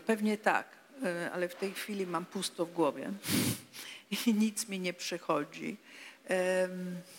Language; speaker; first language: Polish; non-native, fluent; Italian